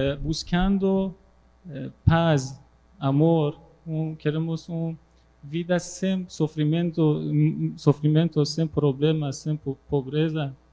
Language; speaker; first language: Portuguese; non-native, learner; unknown